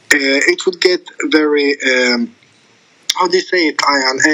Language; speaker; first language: English; non-native, fluent; Arabic